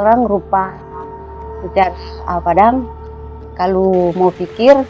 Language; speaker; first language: Indonesian; non-native, local second language; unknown